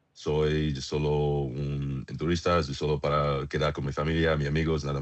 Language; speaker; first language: Spanish; non-native, learner; English